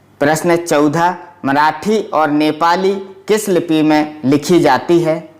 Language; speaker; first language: Hindi; native; Hindi